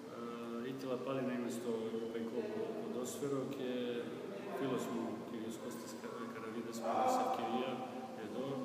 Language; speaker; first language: Greek; non-native, learner; Serbian